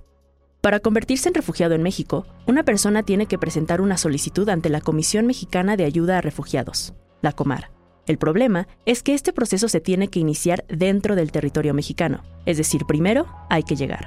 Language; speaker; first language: Spanish; native; Spanish